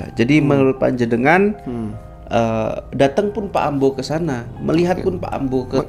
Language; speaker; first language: Indonesian; native; Indonesian